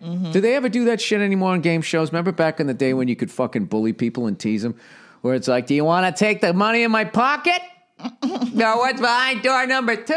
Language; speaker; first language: English; native; English